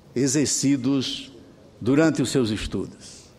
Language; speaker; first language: Portuguese; native; Portuguese